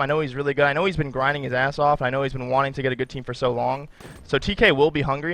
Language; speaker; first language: English; native; English